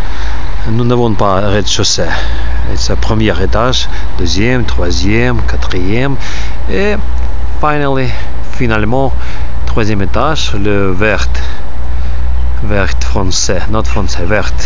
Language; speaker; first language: French; non-native, learner; Ukrainian